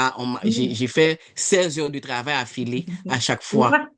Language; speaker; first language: French; non-native, local second language; Haitian Creole